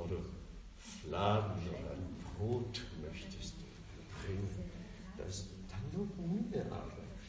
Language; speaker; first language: German; non-native, fluent; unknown